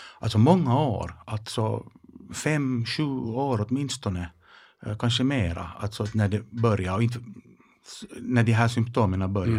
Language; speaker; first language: Swedish; non-native, local second language; Finnish